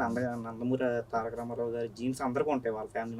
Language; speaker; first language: Telugu; native; Telugu